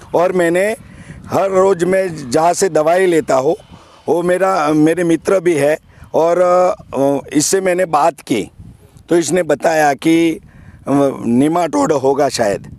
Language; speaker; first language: Hindi; non-native, local second language; Gujarati